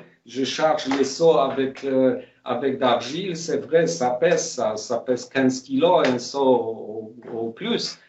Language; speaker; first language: French; non-native, fluent; Polish